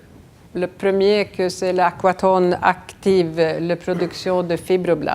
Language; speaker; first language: French; non-native, fluent; Swedish